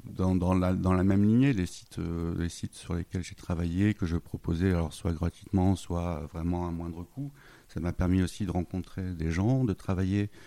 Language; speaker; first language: French; native; French